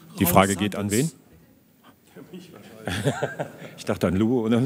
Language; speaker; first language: German; native; German